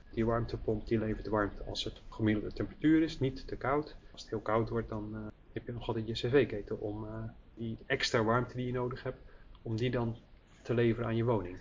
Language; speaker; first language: Dutch; early bilingual, heritage; Dutch